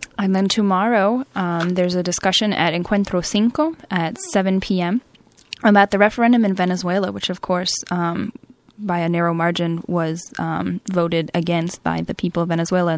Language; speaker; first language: English; native; English